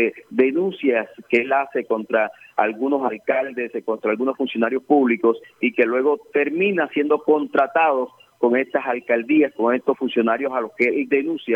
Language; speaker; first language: Spanish; native; Spanish